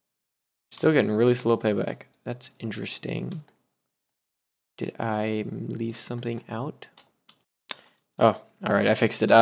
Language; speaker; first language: English; native; English